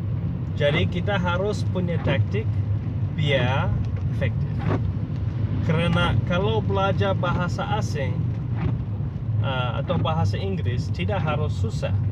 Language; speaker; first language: Indonesian; non-native, fluent; English